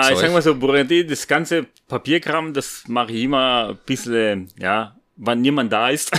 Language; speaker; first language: German; non-native, fluent; Italian